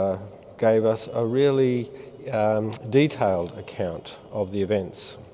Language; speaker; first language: English; native; English